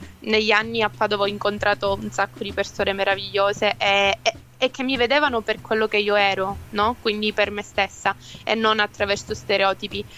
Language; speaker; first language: Italian; native; Italian